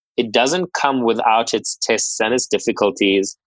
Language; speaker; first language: English; native; English